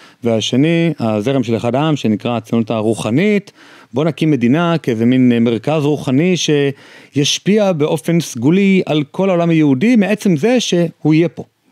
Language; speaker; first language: Hebrew; native; Hebrew